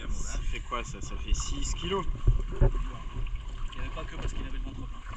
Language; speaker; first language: French; native; French